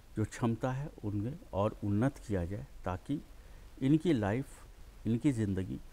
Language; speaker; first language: Hindi; native; Hindi